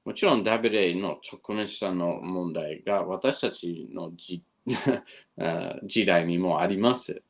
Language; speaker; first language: Japanese; non-native, fluent; English